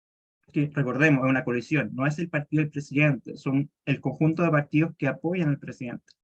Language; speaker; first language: Spanish; native; Spanish